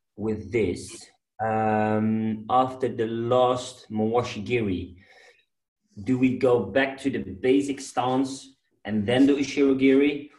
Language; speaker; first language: English; non-native, fluent; Dutch